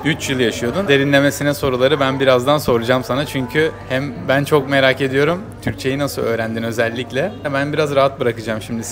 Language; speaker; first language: Turkish; native; Turkish